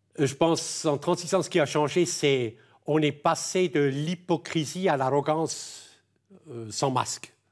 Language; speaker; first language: French; non-native, local second language; German